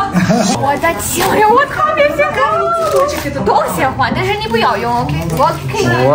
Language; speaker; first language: Chinese; non-native, learner; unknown